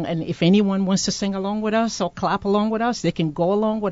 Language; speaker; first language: English; non-native, local second language; Akan